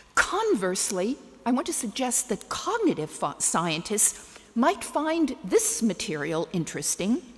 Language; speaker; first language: English; native; English